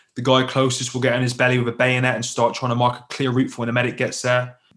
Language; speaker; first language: English; native; English